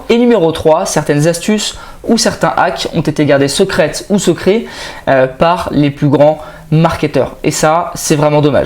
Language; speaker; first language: French; native; French